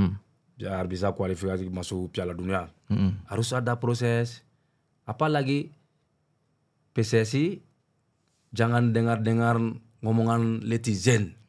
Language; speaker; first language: Indonesian; non-native, learner; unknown